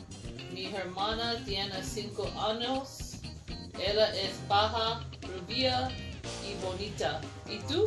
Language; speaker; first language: Spanish; non-native, learner; English